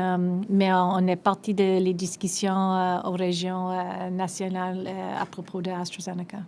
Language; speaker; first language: French; non-native, local second language; English